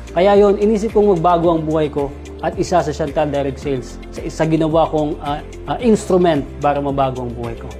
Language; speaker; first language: Filipino; non-native, local second language; Waray